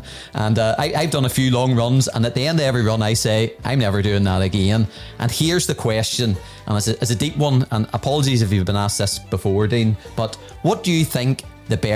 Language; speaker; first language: English; native; English